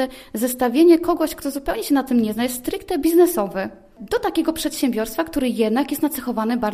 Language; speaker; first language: Polish; native; Polish